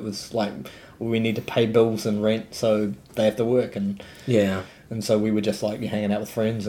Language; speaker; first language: English; native; English